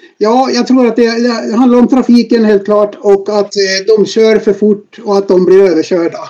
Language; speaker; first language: Swedish; native; Swedish